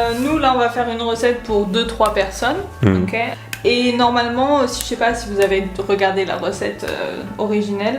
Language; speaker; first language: French; native; French